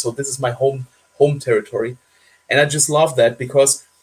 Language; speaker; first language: English; non-native, fluent; German